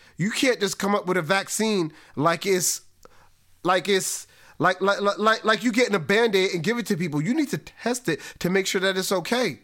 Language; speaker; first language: English; native; English